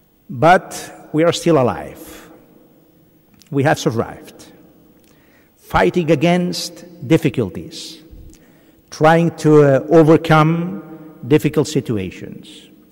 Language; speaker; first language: English; non-native, fluent; Catalan